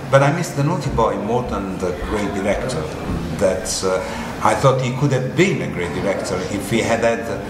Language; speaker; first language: English; non-native, fluent; Italian